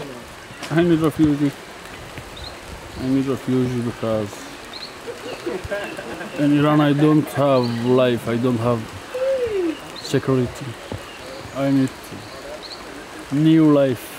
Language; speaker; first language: English; non-native, learner; Persian